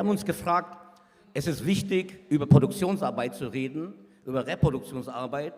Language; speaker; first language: German; non-native, fluent; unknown